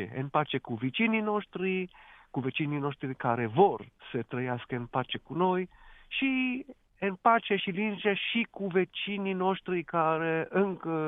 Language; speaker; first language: Romanian; non-native, fluent; Hebrew